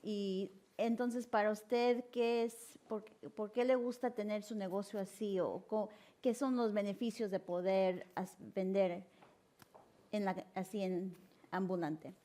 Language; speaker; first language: Spanish; early bilingual, heritage; Spanish